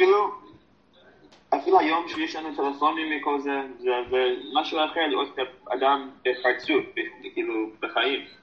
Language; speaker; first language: Hebrew; non-native, fluent; English